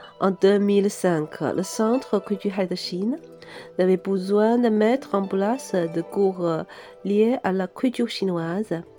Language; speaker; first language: French; non-native, fluent; Chinese